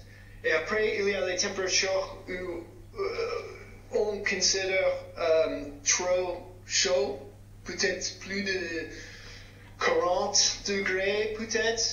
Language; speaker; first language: French; non-native, fluent; English